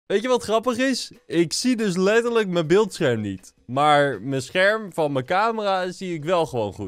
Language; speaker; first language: Dutch; native; Dutch